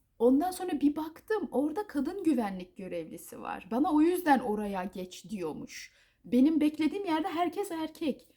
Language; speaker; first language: Turkish; native; Turkish